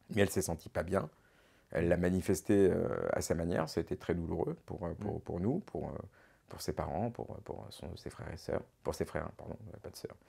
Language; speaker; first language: French; native; French